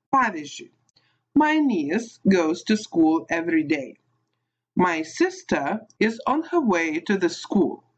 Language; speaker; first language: English; non-native, fluent; Lithuanian